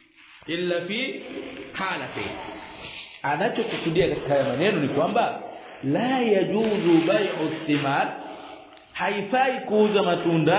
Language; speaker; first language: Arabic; non-native, fluent; Swahili